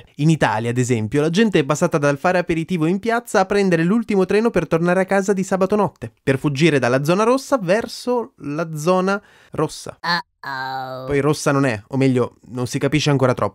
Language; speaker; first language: Italian; native; Italian